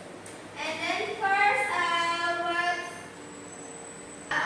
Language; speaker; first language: English; non-native, learner; Indonesian